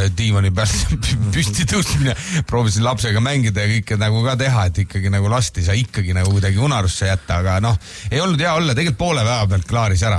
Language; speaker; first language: Estonian; native; Estonian